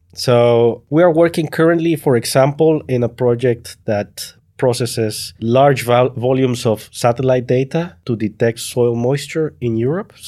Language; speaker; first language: English; non-native, fluent; Spanish